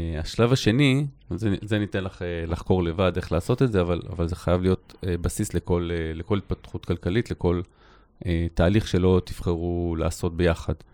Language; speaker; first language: Hebrew; native; Hebrew